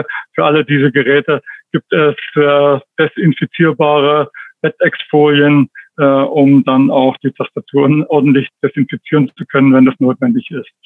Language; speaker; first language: German; native; German